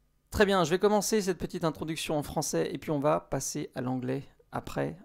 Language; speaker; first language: French; native; French